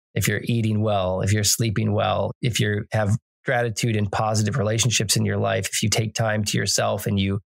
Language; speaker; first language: English; native; English